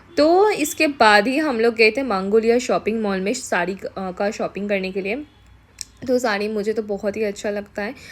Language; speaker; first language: Hindi; non-native, local second language; Bangla